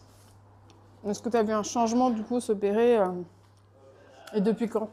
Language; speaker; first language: French; native; French